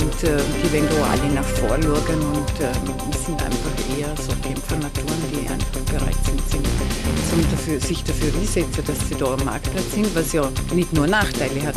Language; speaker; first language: German; native; German